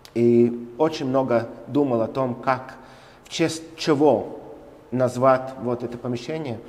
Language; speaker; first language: Russian; non-native, fluent; Spanish